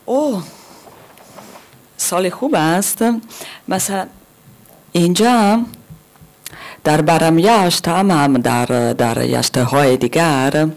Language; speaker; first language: Persian; non-native, learner; German